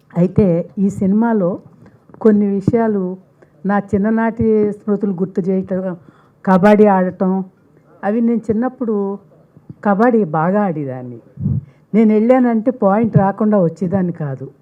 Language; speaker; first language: Telugu; native; Telugu